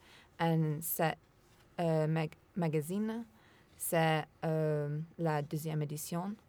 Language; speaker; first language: French; non-native, learner; Italian